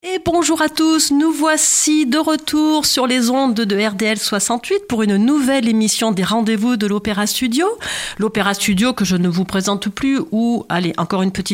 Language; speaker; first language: French; native; French